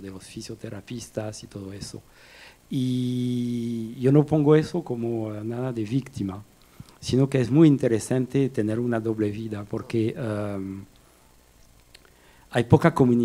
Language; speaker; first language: Spanish; non-native, fluent; French